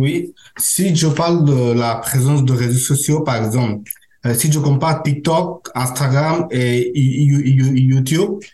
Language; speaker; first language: French; non-native, learner; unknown